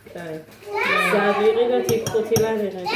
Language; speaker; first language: Georgian; native; Georgian